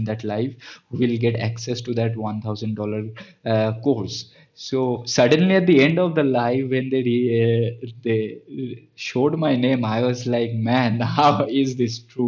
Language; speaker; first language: English; non-native, local second language; Bangla